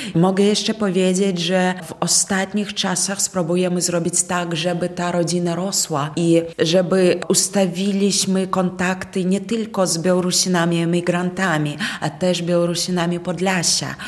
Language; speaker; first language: Polish; non-native, fluent; Russian